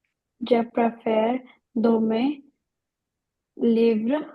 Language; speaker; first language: French; non-native, learner; Hindi